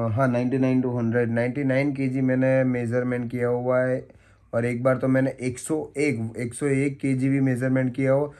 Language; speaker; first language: Hindi; non-native, local second language; Gujarati